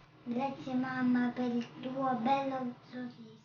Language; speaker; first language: Italian; early bilingual, other home language; Russian